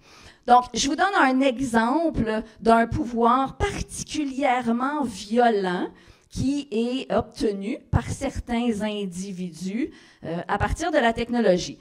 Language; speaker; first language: French; native; French